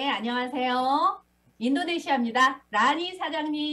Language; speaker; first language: Korean; native; Korean